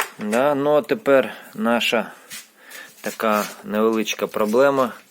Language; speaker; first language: Ukrainian; non-native, local second language; Russian